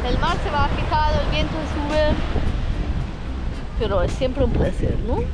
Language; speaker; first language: Spanish; non-native, fluent; Italian